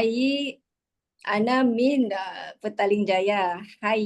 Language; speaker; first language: Arabic; non-native, learner; Malay